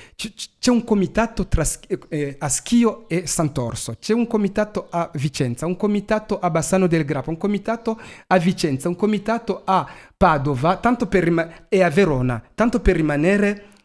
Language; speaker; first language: Italian; non-native, fluent; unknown